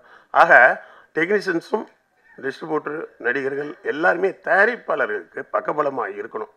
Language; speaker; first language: Tamil; native; Tamil